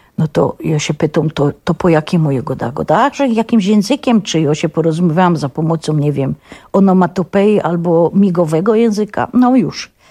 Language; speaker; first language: Polish; native; Polish